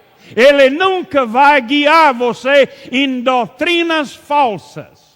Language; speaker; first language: Portuguese; non-native, learner; English